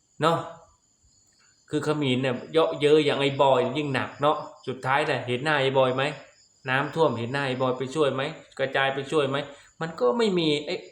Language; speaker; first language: Thai; non-native, local second language; Lao